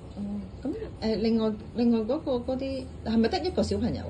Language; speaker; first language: Cantonese; native; Cantonese